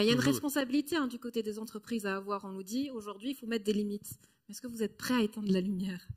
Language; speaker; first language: French; native; French